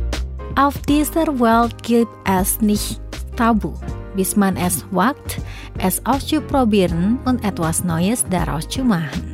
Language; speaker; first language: German; non-native, learner; Indonesian